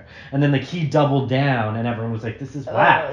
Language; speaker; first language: English; native; English